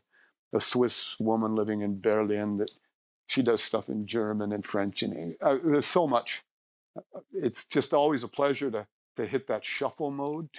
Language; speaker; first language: English; native; English